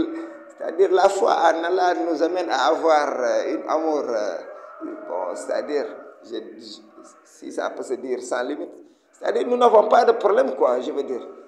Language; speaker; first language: French; non-native, local second language; Wolof